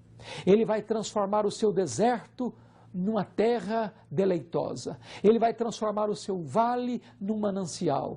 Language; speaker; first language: Portuguese; native; Portuguese